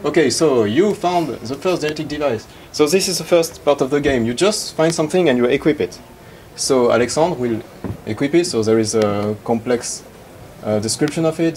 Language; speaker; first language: English; non-native, fluent; French